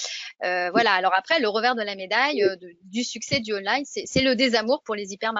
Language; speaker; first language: French; native; French